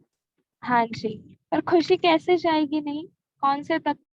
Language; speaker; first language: Hindi; native; Hindi